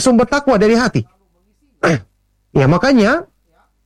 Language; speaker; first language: Indonesian; native; Indonesian